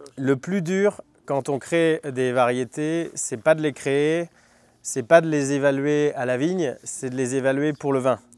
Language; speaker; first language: French; native; French